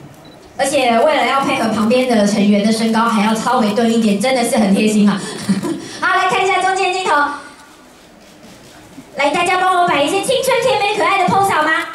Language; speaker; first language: Chinese; native; Chinese